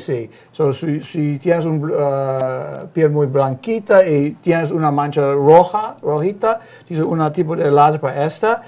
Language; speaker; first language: Spanish; non-native, learner; English